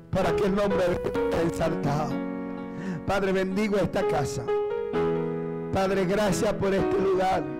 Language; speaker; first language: Spanish; native; Spanish